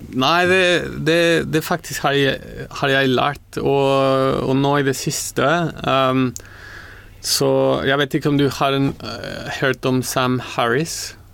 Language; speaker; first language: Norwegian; non-native, fluent; Spanish